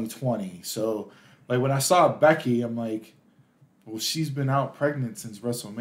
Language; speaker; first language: English; native; English